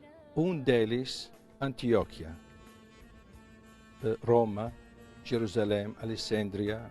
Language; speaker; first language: Portuguese; non-native, fluent; Arabic